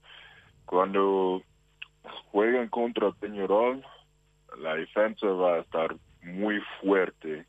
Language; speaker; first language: Spanish; non-native, fluent; English